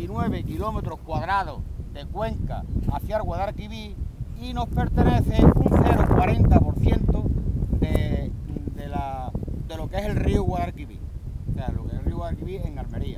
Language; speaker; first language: Spanish; native; Spanish